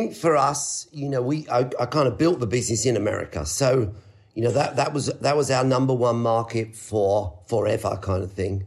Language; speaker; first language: English; native; English